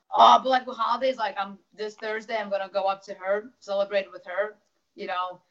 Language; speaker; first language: English; early bilingual, other home language; Russian